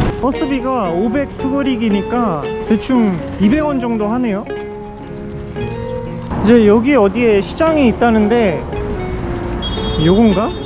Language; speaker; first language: Korean; native; Korean